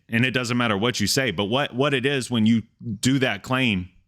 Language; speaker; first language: English; native; English